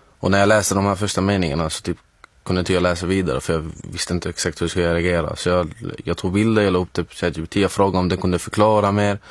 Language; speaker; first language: Swedish; non-native, fluent; Arabic